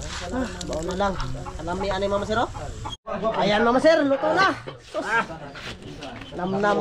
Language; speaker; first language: Filipino; non-native, local second language; Cebuano